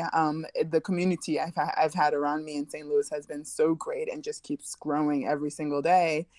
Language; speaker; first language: English; early bilingual, other home language; French